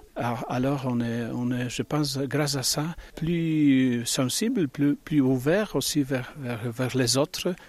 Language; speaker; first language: French; non-native, fluent; Italian